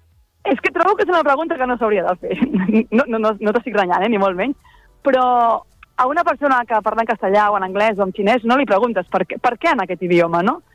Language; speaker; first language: Catalan; native; Catalan